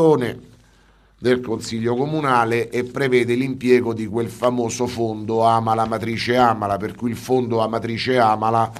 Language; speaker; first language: Italian; native; Italian